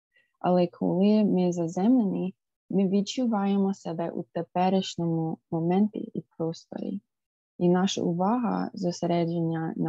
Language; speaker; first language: Ukrainian; non-native, fluent; English